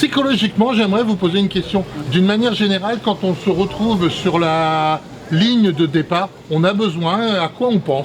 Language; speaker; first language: French; native; French